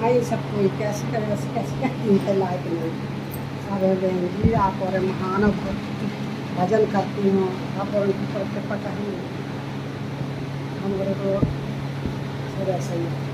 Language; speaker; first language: Hindi; native; Hindi